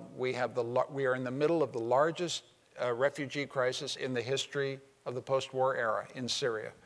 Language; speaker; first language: English; native; English